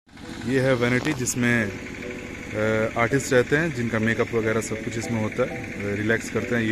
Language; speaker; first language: Hindi; native; Hindi